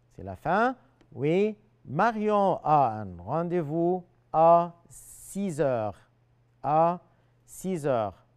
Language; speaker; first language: French; non-native, fluent; Arabic